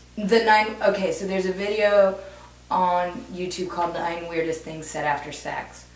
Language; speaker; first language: English; native; English